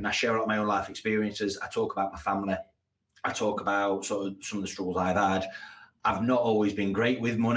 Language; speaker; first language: English; native; English